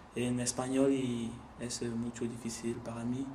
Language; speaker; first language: Spanish; non-native, learner; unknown